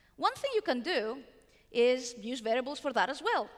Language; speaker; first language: English; non-native, fluent; Greek